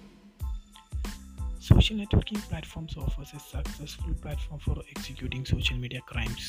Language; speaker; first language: English; non-native, local second language; Malayalam